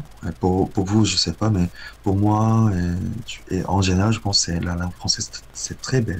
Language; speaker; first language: French; non-native, learner; Korean